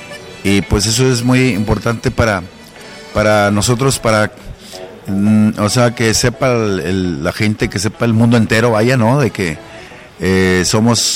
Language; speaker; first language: Spanish; native; Spanish